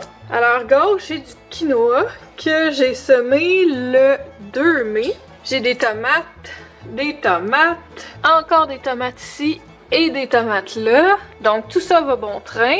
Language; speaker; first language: French; native; French